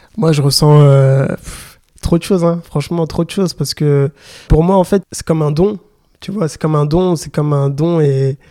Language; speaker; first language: French; early bilingual, other home language; Lingala